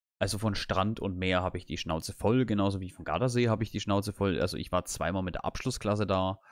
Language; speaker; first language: German; native; German